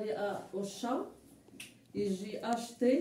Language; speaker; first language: French; non-native, learner; Arabic